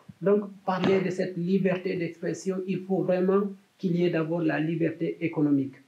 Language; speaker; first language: French; non-native, local second language; Fula